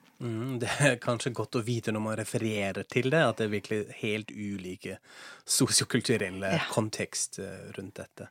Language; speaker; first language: Norwegian; non-native, fluent; German